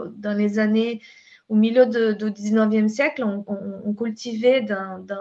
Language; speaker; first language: French; non-native, fluent; Portuguese